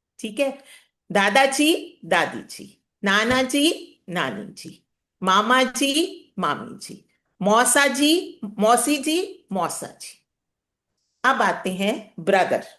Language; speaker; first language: Hindi; native; Hindi